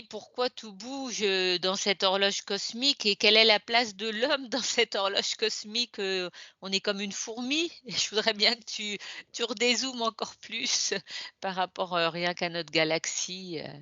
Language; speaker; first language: French; native; French